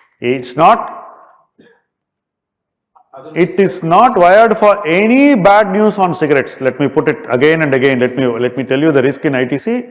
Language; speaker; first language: English; non-native, local second language; Tamil